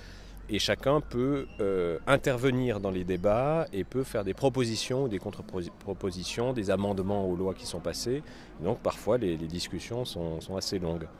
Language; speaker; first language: French; native; French